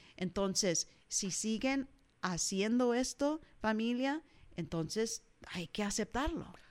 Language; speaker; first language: Spanish; early bilingual, heritage; English